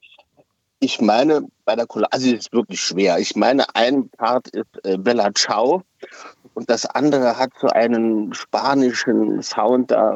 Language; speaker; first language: German; native; German